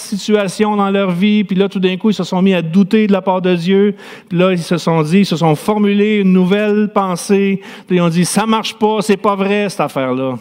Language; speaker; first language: French; native; French